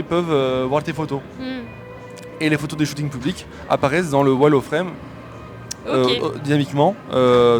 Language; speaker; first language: French; native; French